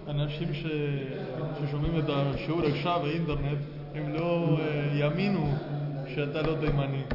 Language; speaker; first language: Hebrew; non-native, learner; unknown